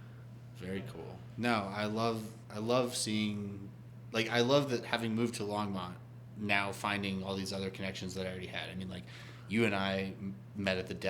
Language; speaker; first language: English; native; English